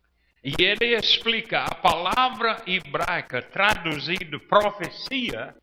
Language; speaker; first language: Portuguese; non-native, fluent; English